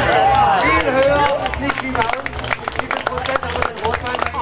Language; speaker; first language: German; native; German